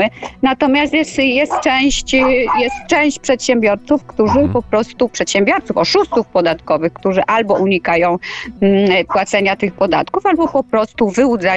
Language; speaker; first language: Polish; native; Polish